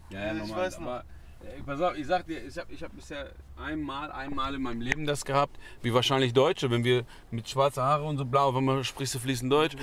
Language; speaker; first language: German; early bilingual, other home language; Persian